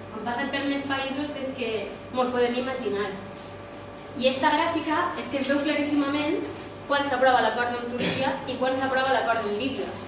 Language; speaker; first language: Catalan; native; Catalan